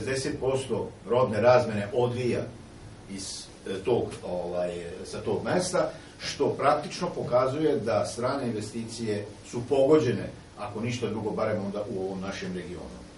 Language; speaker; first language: Serbian; native; Serbian